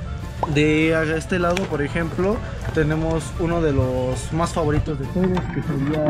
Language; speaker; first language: Spanish; native; Spanish